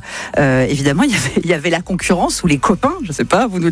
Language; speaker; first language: French; native; French